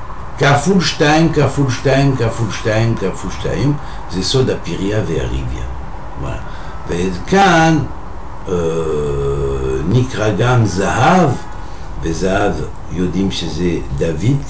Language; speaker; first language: Hebrew; non-native, fluent; French